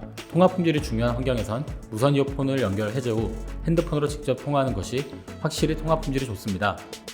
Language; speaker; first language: Korean; native; Korean